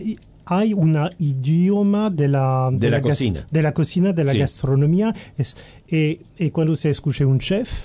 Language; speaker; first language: Spanish; non-native, learner; French